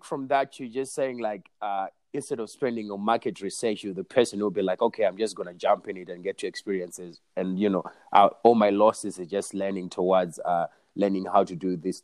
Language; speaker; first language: English; non-native, local second language; Shona